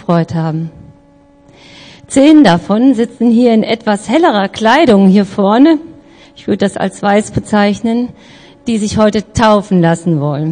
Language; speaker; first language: German; native; German